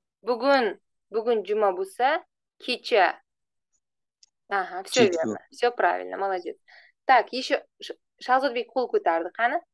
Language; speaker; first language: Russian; non-native, fluent; Uzbek